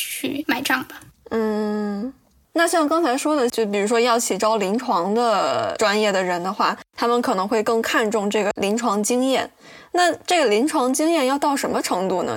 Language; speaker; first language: Chinese; native; Chinese